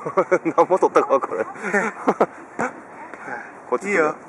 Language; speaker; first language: Japanese; native; Japanese